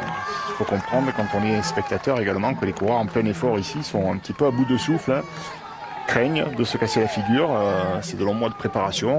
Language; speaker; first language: French; native; French